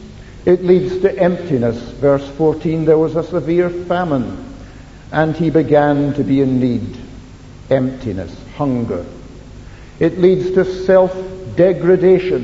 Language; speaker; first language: English; native; English